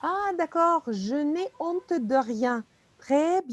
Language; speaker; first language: French; non-native, fluent; Arabic